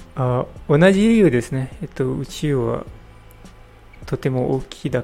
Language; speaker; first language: Japanese; non-native, learner; English